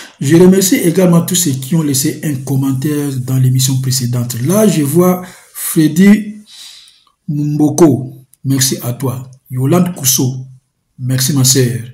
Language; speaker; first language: French; non-native, local second language; Lingala